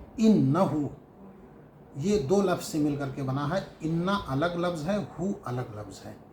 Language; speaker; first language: Urdu; native; Urdu